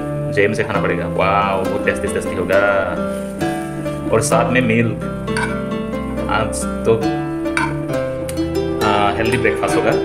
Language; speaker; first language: Hindi; non-native, local second language; Karbi